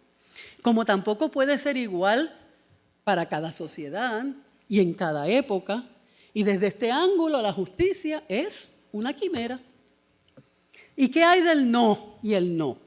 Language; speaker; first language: Spanish; native; Spanish